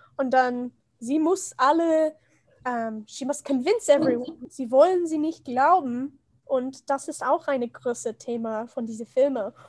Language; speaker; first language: German; non-native, learner; English